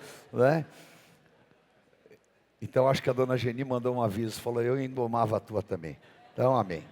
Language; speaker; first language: Portuguese; native; Portuguese